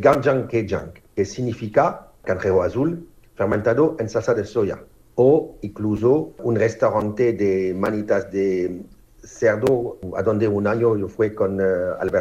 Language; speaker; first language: Spanish; non-native, learner; French